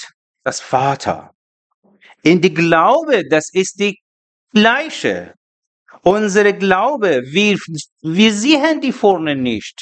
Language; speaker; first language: German; non-native, learner; Persian